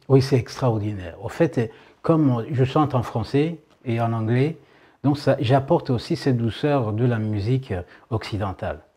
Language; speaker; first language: French; non-native, local second language; Kinyarwanda